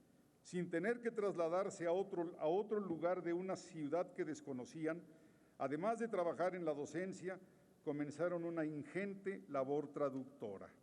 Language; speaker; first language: Spanish; native; Spanish